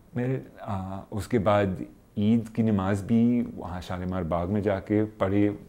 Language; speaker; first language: Urdu; non-native, fluent; English